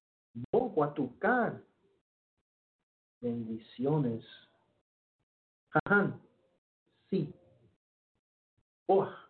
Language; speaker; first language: Spanish; early bilingual, heritage; Spanish